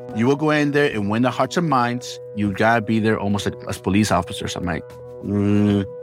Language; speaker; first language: English; early bilingual, other home language; Spanish